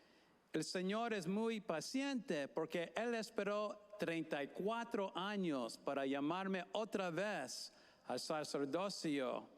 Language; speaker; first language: Spanish; non-native, fluent; English